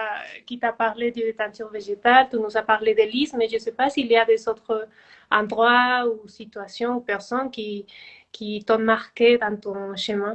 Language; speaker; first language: French; non-native, fluent; Spanish